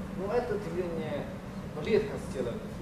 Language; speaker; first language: Russian; non-native, learner; Chinese